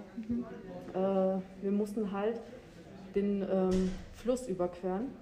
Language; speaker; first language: German; early bilingual, other home language; Albanian